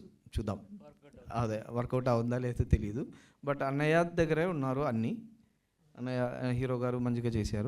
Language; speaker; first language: Telugu; non-native, learner; Malayalam